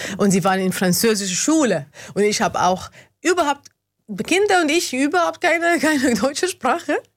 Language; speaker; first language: German; non-native, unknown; Arabic